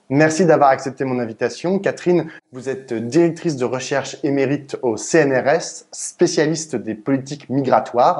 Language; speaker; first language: French; native; French